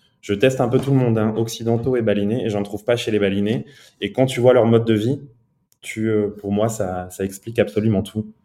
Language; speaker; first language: French; early bilingual, other home language; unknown